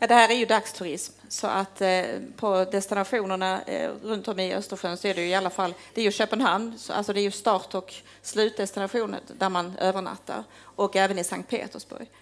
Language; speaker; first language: Swedish; native; Swedish